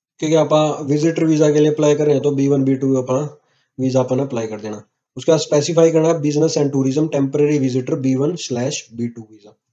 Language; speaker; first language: Hindi; native; Hindi